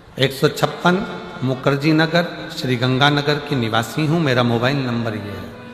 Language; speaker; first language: Hindi; native; Hindi